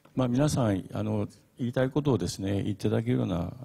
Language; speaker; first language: Japanese; native; Japanese